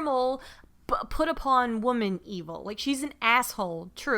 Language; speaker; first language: English; native; English